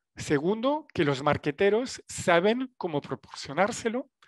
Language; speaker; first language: Spanish; non-native, fluent; French